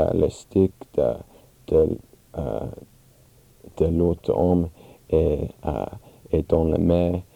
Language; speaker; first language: French; non-native, learner; English